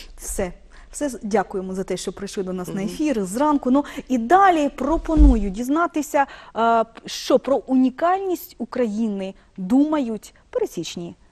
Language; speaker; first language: Ukrainian; native; Ukrainian